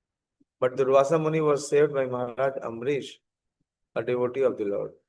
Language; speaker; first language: English; non-native, local second language; Hindi